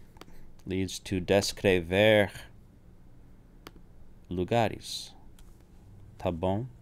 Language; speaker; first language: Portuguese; non-native, fluent; English